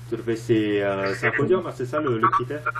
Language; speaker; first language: French; native; French